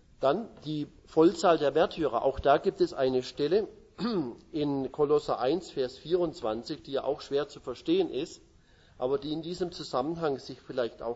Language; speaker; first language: German; native; German